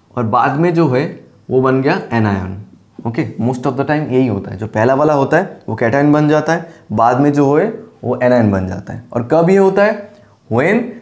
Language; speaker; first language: Hindi; non-native, local second language; Bangla